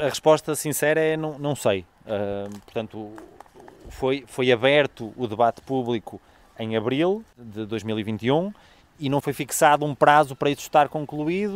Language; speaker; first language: Portuguese; native; Portuguese